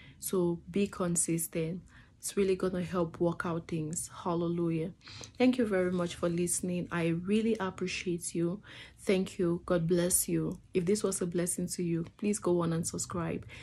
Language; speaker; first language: English; non-native, fluent; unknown